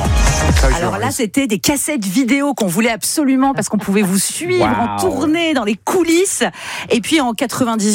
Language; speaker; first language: French; native; French